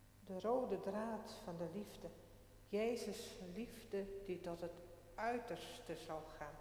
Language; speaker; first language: Dutch; non-native, local second language; Western Frisian